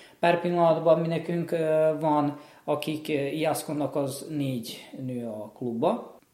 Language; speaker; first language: Hungarian; native; Hungarian